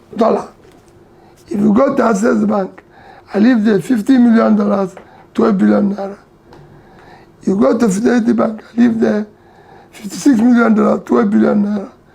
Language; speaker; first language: Nigerian Pidgin; non-native, local second language; Igbo